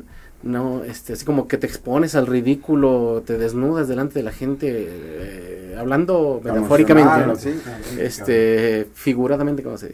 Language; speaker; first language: Spanish; native; Spanish